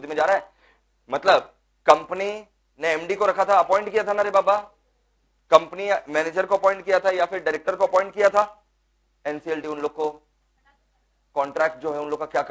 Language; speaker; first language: Hindi; non-native, local second language; Bangla